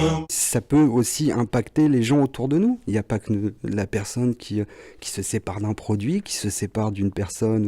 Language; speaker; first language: French; native; French